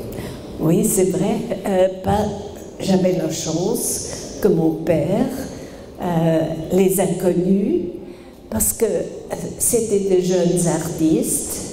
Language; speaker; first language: French; non-native, fluent; German